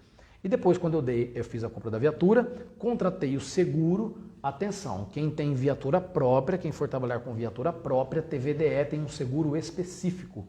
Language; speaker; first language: Portuguese; native; Portuguese